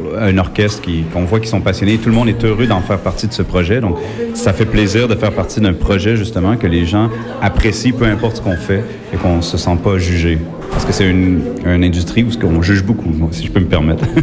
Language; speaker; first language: French; native; French